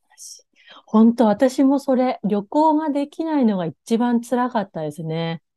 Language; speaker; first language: Japanese; native; Japanese